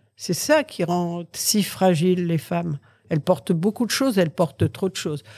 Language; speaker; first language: French; early bilingual, other home language; Catalan